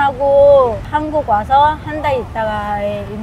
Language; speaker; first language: Korean; non-native, fluent; Vietnamese